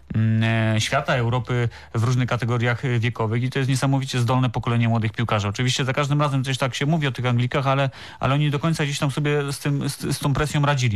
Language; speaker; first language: Polish; native; Polish